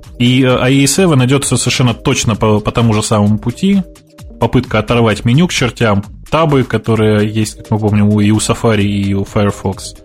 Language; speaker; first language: Russian; native; Russian